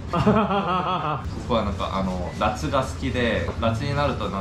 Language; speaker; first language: Japanese; non-native, fluent; Korean